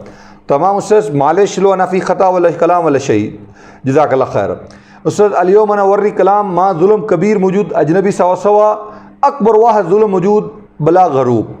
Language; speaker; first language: Arabic; non-native, learner; Urdu